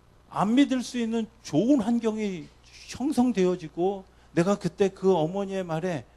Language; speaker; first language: Korean; native; Korean